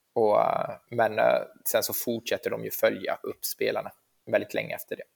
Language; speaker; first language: Swedish; early bilingual, heritage; Swedish